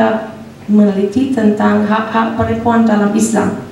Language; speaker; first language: Indonesian; non-native, fluent; English